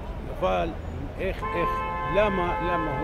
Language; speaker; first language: Hebrew; non-native, local second language; Arabic